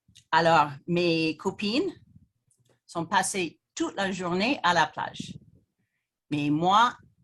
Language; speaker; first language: French; non-native, fluent; English